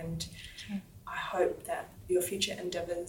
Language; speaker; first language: English; native; English